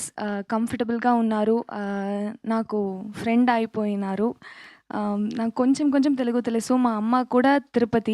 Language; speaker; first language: Telugu; non-native, local second language; Tamil